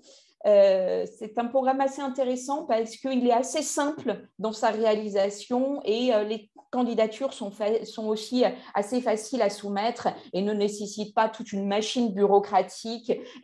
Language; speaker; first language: French; native; French